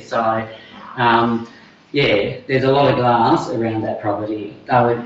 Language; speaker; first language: English; native; English